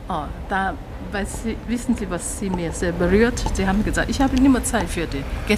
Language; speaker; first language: German; non-native, learner; Chinese